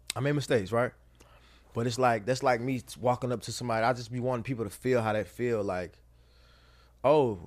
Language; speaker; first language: English; native; English